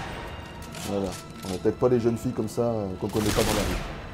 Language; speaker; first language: French; native; French